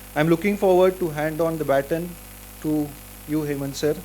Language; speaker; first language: English; non-native, local second language; Marathi